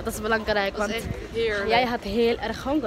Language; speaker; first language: Dutch; non-native, learner; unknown